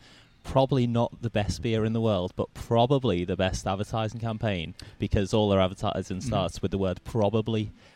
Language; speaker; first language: English; native; English